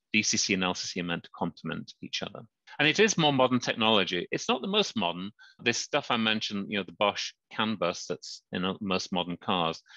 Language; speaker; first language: English; native; English